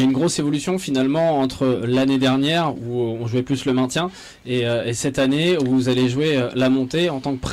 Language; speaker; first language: French; native; French